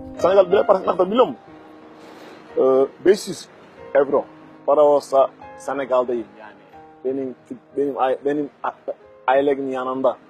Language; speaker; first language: Turkish; non-native, learner; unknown